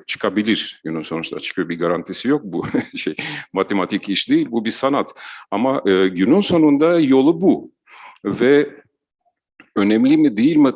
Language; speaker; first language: Turkish; non-native, fluent; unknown